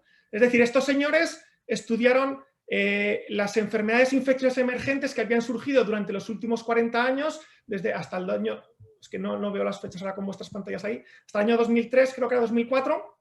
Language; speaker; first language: Spanish; native; Spanish